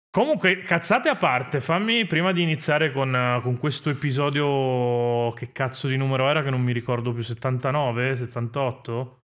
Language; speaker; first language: Italian; native; Italian